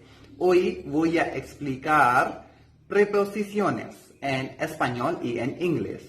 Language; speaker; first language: Spanish; non-native, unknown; Hindi